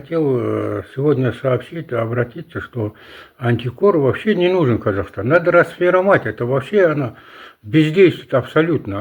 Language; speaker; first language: Russian; non-native, local second language; Kazakh